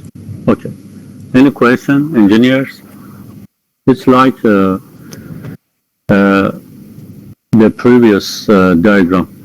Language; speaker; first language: English; non-native, fluent; Persian